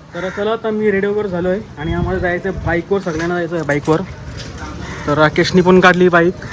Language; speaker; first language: Marathi; native; Marathi